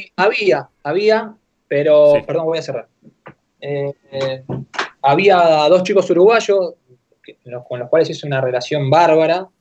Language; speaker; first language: Spanish; native; Spanish